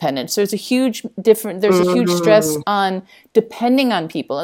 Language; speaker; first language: English; native; English